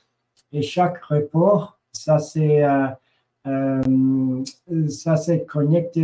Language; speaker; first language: French; non-native, learner; English